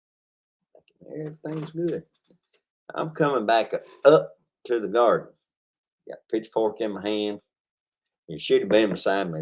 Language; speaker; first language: English; native; English